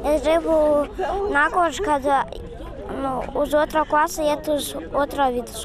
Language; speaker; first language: Latvian; non-native, local second language; Russian